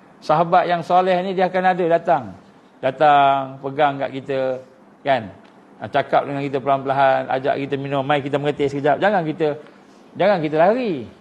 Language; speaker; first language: Malay; native; Malay